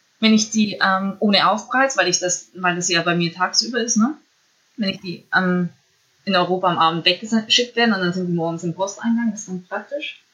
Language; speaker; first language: German; native; German